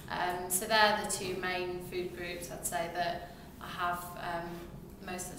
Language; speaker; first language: English; native; English